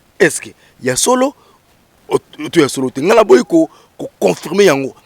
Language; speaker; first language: Lingala; native; Lingala